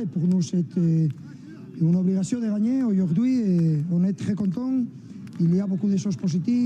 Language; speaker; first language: French; non-native, fluent; Spanish